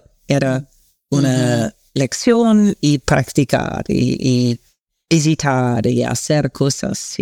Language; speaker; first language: Spanish; non-native, learner; English